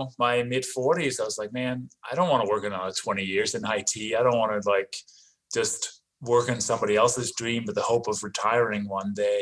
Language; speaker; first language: English; non-native, fluent; Danish